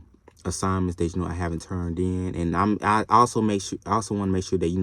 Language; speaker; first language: English; native; English